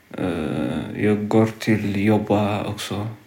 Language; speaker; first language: Swedish; non-native, learner; Tigrinya